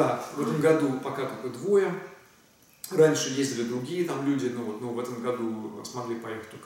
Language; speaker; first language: Russian; native; Russian